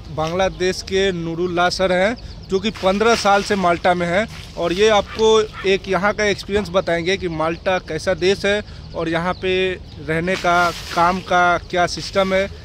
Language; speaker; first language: Hindi; native; Hindi